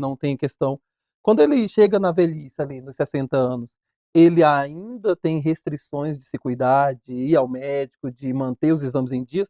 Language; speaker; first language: Portuguese; native; Portuguese